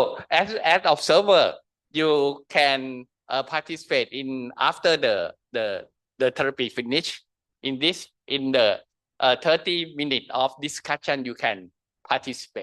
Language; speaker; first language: English; non-native, learner; Thai